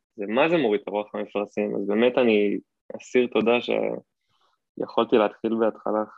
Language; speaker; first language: Hebrew; native; Hebrew